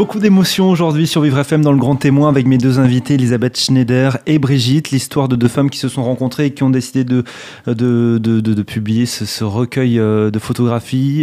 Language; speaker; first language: French; native; French